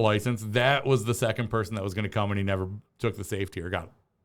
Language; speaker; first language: English; native; English